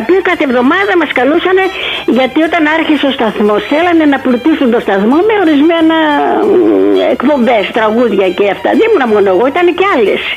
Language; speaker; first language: Greek; native; Greek